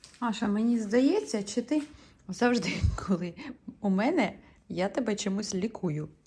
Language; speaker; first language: Ukrainian; native; Ukrainian